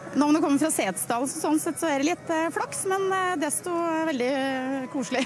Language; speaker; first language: Norwegian; native; Norwegian